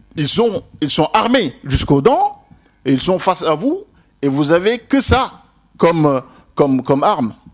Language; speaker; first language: French; non-native, local second language; Wolof